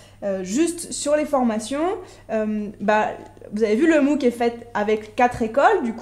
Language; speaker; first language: French; native; French